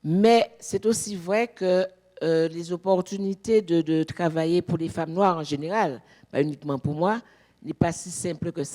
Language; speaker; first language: French; native; French